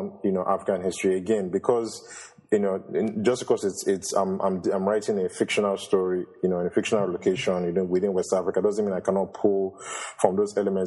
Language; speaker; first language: English; non-native, local second language; Yoruba